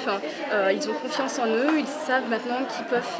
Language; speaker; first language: French; native; French